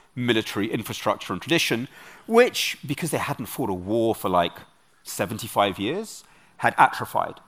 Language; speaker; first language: English; native; English